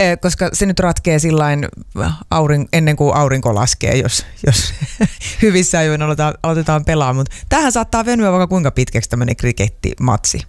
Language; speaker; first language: Finnish; native; Finnish